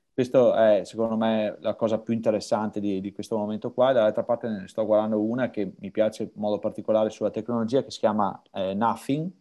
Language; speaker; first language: Italian; native; Italian